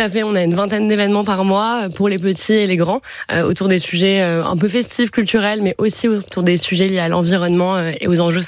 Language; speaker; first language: French; native; French